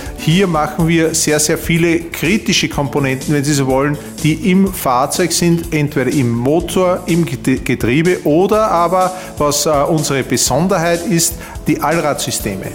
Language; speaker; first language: German; native; German